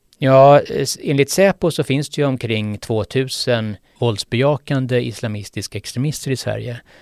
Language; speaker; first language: Swedish; native; Swedish